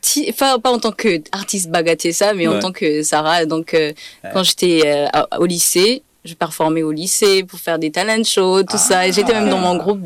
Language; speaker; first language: French; non-native, local second language; Rundi